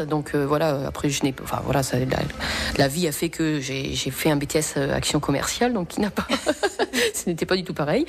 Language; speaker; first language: French; native; French